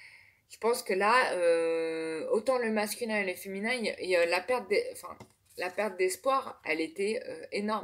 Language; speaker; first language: French; native; French